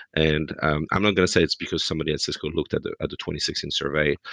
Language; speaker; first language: English; non-native, fluent; French